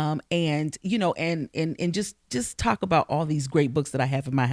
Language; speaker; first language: English; native; English